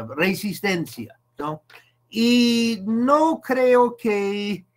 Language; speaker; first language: Spanish; non-native, fluent; English